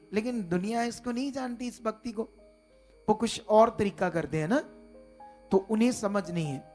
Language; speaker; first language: Hindi; non-native, local second language; Punjabi